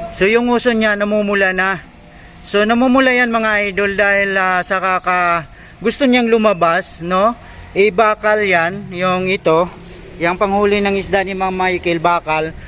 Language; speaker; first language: Filipino; non-native, local second language; Cebuano